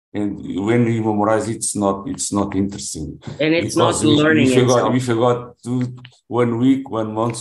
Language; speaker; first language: English; non-native, learner; Portuguese